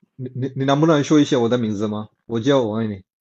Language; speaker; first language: Chinese; non-native, learner; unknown